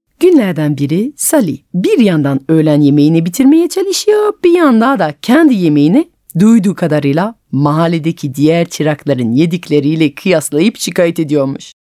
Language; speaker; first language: Turkish; non-native, fluent; French